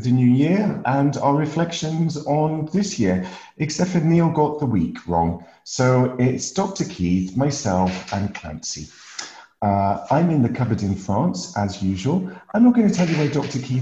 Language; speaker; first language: English; native; English